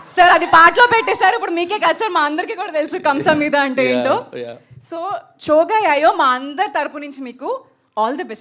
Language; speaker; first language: Telugu; native; Telugu